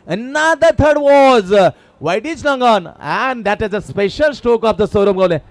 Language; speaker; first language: English; non-native, local second language; Marathi